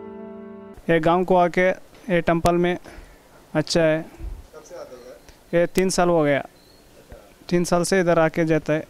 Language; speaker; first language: Hindi; non-native, local second language; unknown